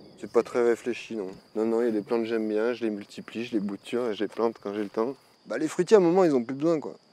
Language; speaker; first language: French; native; French